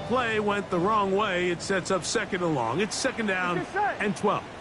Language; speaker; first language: English; native; English